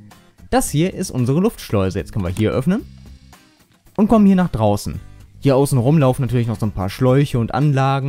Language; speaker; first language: German; native; German